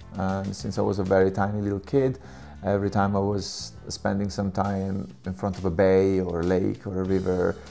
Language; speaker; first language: English; non-native, fluent; Italian